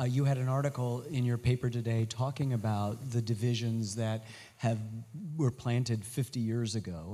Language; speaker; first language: English; native; English